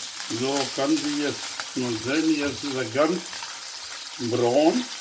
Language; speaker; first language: German; non-native, fluent; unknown